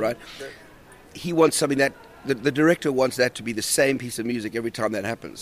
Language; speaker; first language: English; native; English